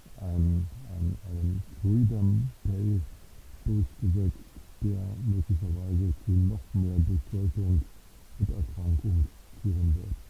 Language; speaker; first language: German; native; German